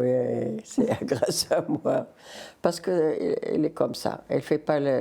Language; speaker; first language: French; non-native, learner; Riffian